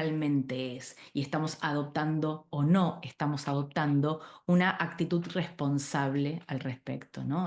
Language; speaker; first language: Spanish; native; Spanish